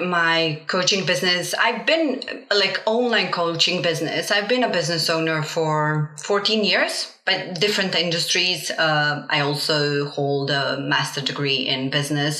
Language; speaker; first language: English; non-native, fluent; Slovenian